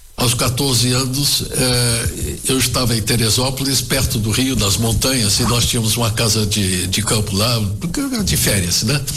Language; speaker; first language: Portuguese; early bilingual, other home language; German